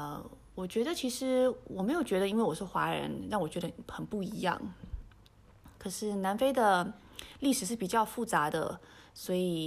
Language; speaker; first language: Chinese; early bilingual, heritage; Chinese